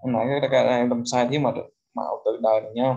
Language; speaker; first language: Chinese; non-native, learner; Vietnamese